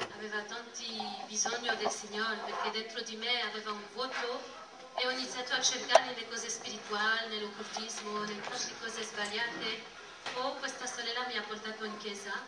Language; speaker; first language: Italian; non-native, fluent; French